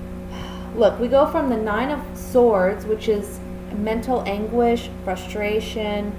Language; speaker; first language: English; native; English